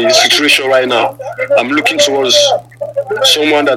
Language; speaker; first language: English; non-native, local second language; Krio